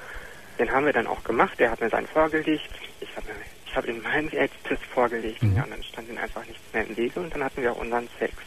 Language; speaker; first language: German; native; German